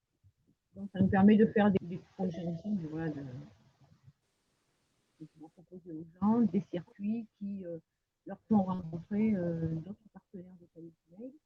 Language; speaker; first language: French; native; French